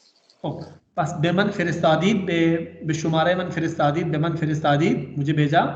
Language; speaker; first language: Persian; non-native, fluent; Urdu